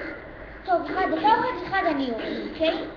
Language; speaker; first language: Hebrew; early bilingual, other home language; Russian